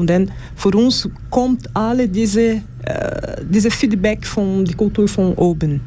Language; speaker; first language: German; non-native, learner; Portuguese